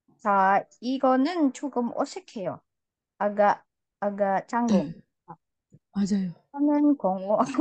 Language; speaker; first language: Korean; non-native, learner; Indonesian